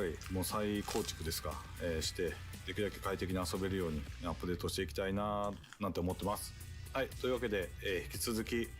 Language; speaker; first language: Japanese; native; Japanese